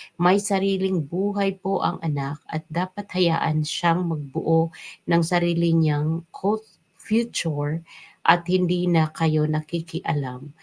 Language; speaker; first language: Filipino; non-native, local second language; Waray